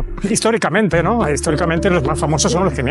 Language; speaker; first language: Spanish; native; Spanish